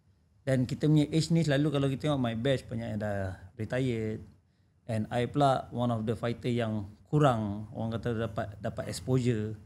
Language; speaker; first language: Malay; native; Malay